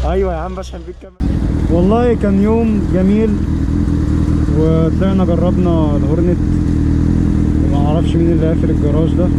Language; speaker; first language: Arabic; native; Arabic